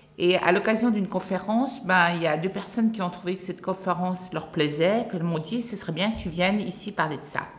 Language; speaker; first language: French; native; French